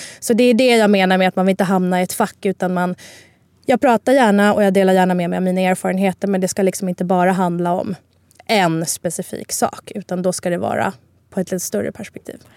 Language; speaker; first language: Swedish; early bilingual, other home language; Spanish